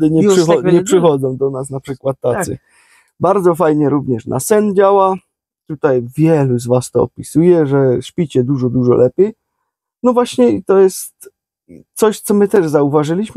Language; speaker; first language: Polish; native; Polish